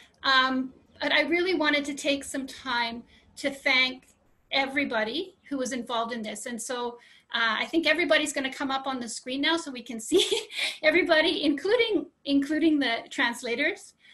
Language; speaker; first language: English; native; English